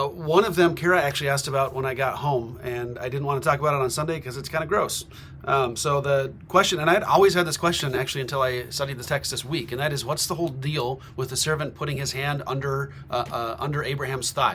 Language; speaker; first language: English; native; English